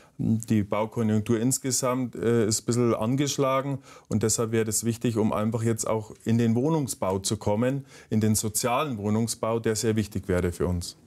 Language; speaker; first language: German; native; German